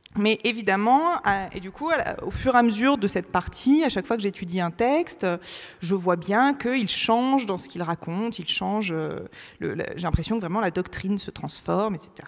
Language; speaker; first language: French; native; French